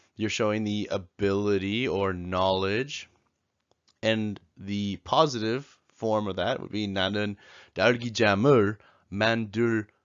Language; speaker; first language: English; native; English